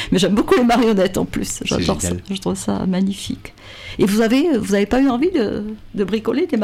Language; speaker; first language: French; native; French